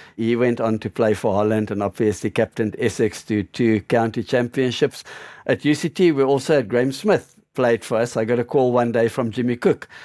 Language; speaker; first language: English; native; English